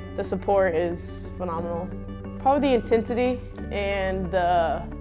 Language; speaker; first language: English; native; English